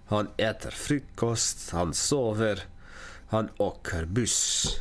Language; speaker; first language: Swedish; non-native, learner; English